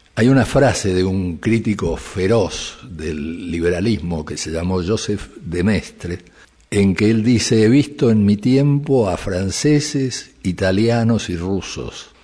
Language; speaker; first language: Spanish; native; Spanish